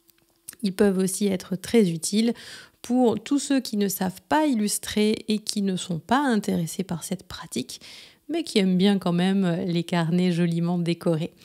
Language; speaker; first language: French; native; French